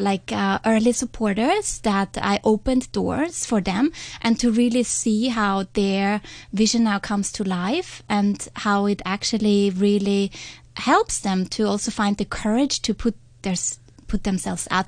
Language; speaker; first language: English; non-native, fluent; German